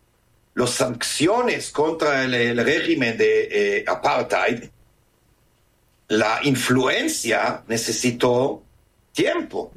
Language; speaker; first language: Spanish; non-native, fluent; Hebrew